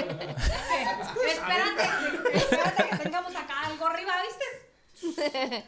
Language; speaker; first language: Spanish; early bilingual, heritage; Spanish